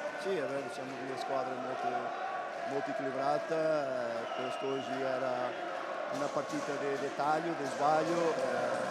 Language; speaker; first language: Italian; non-native, fluent; Portuguese